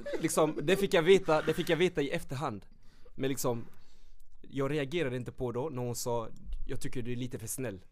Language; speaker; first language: Swedish; early bilingual, other home language; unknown